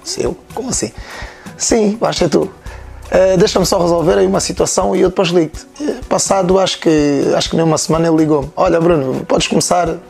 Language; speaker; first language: Portuguese; native; Portuguese